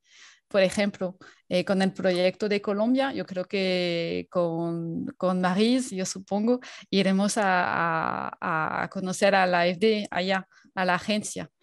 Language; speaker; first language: Spanish; non-native, fluent; French